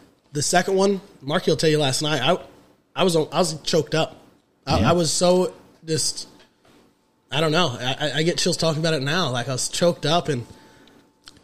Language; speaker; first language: English; native; English